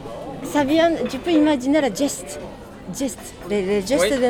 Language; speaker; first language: French; non-native, learner; Japanese